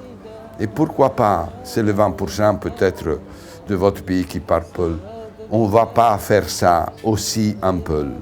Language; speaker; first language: French; non-native, fluent; Italian